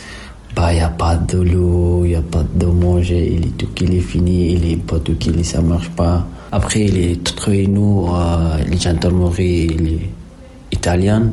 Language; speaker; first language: French; non-native, learner; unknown